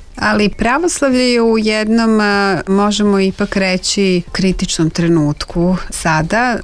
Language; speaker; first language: Serbian; native; Serbian